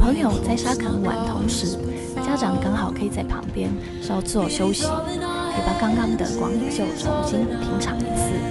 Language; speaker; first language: Chinese; non-native, fluent; Polish